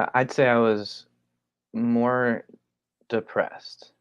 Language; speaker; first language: English; native; English